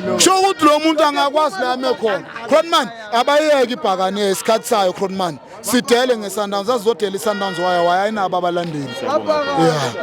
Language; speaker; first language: Zulu; native; Zulu